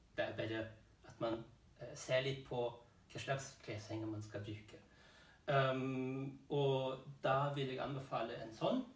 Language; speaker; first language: Norwegian; non-native, fluent; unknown